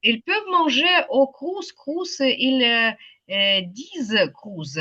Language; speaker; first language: French; non-native, fluent; Ukrainian